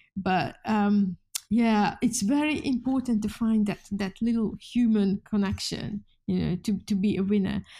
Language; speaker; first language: English; non-native, fluent; Hungarian